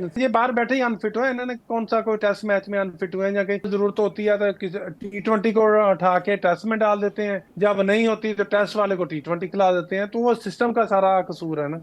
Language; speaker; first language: Urdu; non-native, local second language; Punjabi